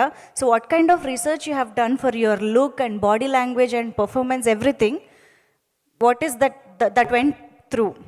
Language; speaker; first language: Telugu; native; Telugu